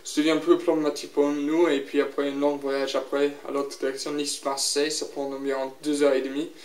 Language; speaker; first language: French; non-native, learner; English